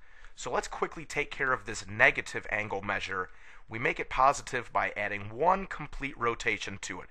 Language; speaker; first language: English; native; English